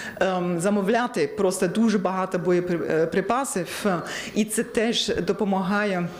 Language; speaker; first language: Ukrainian; non-native, learner; German